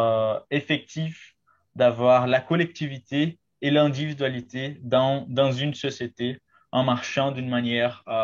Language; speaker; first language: French; non-native, fluent; Portuguese